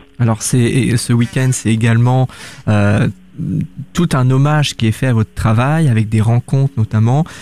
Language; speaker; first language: French; native; French